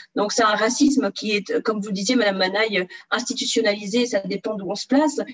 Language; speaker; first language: French; early bilingual, other home language; Portuguese